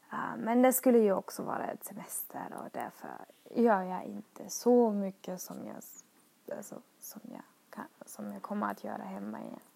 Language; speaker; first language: Swedish; non-native, fluent; German